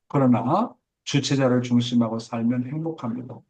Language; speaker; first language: Korean; native; Korean